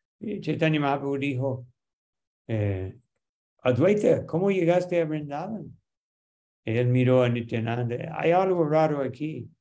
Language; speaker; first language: Spanish; non-native, fluent; English